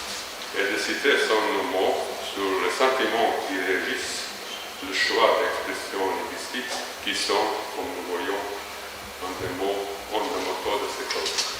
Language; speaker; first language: French; non-native, fluent; Croatian